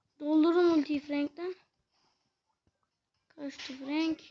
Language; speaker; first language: Turkish; native; Turkish